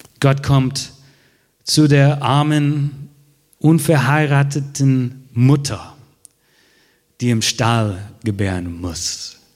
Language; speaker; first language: German; non-native, fluent; English